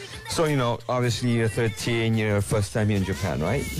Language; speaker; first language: English; non-native, fluent; Japanese